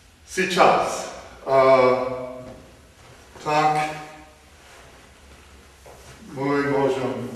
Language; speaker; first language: Russian; non-native, learner; English